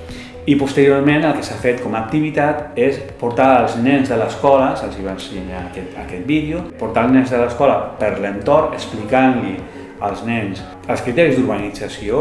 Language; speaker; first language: Catalan; native; Catalan